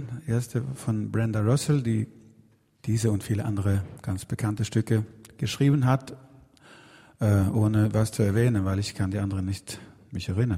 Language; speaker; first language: German; non-native, fluent; Swedish